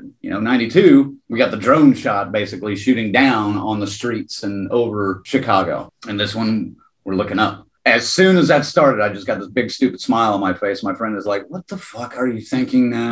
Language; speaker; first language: English; native; English